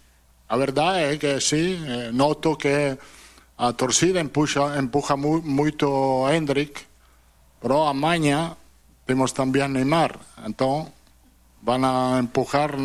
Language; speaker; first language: Portuguese; non-native, fluent; Italian